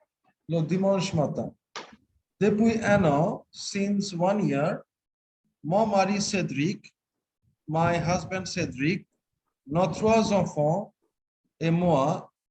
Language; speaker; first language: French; non-native, fluent; Bangla